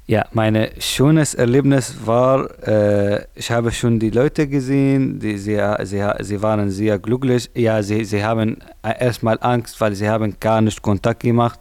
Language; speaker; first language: German; non-native, learner; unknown